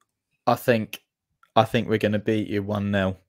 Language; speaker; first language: English; native; English